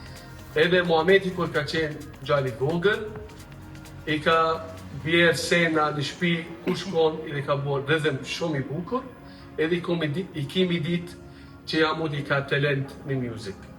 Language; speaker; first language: Albanian; early bilingual, heritage; Albanian